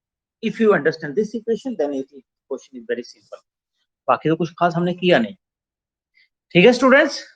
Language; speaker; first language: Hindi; non-native, local second language; Punjabi